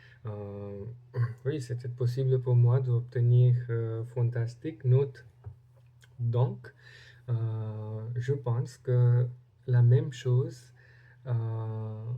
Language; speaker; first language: French; non-native, learner; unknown